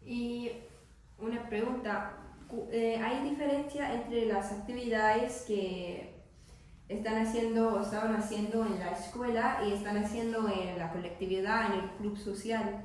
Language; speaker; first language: Spanish; non-native, learner; English